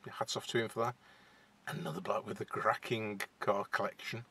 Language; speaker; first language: English; native; English